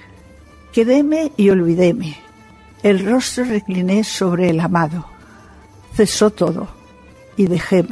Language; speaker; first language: Spanish; native; Spanish